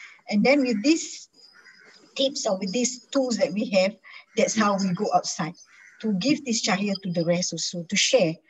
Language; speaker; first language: English; non-native, local second language; Malay